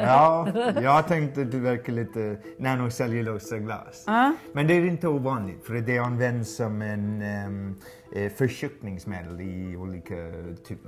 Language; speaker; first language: Swedish; non-native, fluent; English